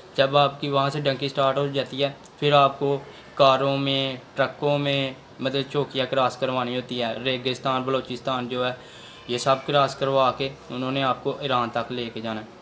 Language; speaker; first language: Urdu; non-native, local second language; Punjabi